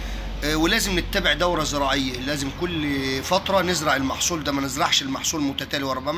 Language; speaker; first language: Arabic; native; Arabic